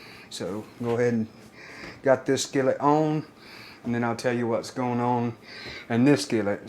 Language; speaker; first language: English; native; English